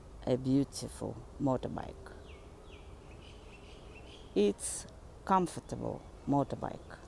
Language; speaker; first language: English; non-native, learner; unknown